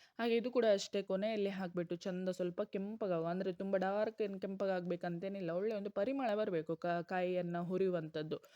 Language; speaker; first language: Kannada; non-native, local second language; Konkani